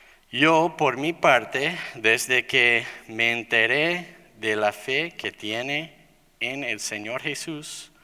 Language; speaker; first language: Spanish; non-native, fluent; English